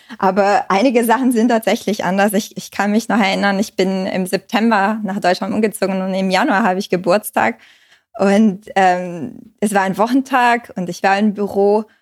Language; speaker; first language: German; non-native, fluent; Portuguese